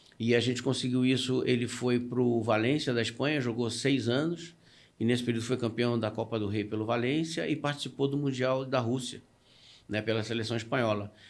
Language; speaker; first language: Portuguese; native; Portuguese